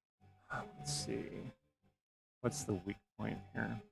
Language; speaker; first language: English; native; English